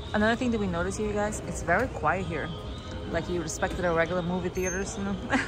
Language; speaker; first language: English; non-native, fluent; Portuguese